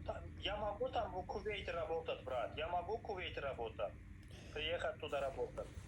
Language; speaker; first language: Russian; non-native, learner; Azerbaijani